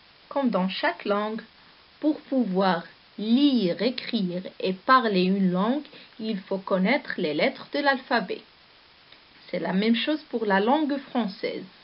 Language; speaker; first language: French; non-native, local second language; Arabic